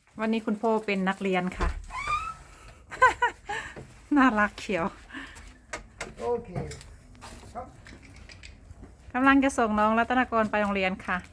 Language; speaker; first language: Thai; native; Thai